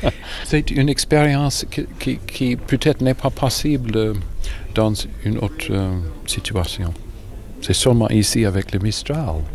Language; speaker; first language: French; non-native, learner; English